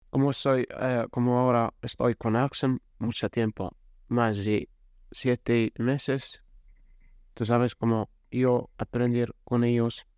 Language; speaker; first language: Spanish; non-native, learner; Arabic